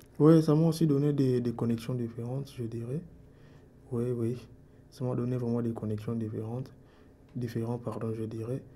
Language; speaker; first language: French; non-native, local second language; Lingala